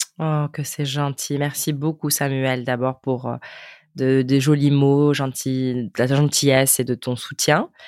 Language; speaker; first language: French; native; French